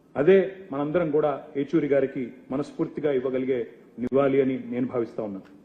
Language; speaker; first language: Telugu; native; Telugu